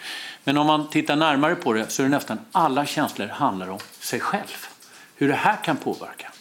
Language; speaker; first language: Swedish; native; Swedish